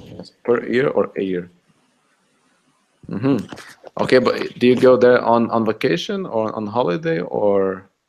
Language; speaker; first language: English; non-native, fluent; Russian